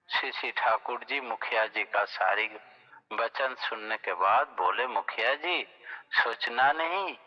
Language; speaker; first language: Hindi; non-native, local second language; Bangla